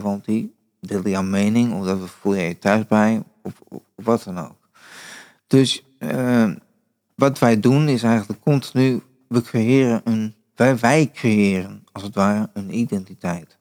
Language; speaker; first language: Dutch; native; Dutch